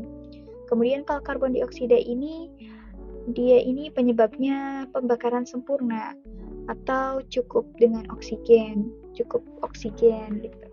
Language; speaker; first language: Indonesian; native; Indonesian